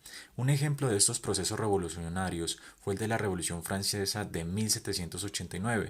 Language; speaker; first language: Spanish; native; Spanish